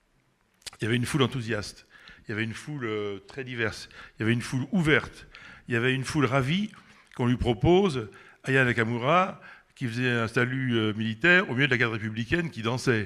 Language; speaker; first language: French; native; French